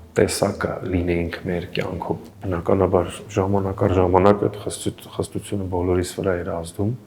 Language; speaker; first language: Armenian; early bilingual, heritage; Armenian